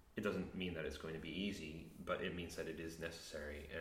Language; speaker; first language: English; native; English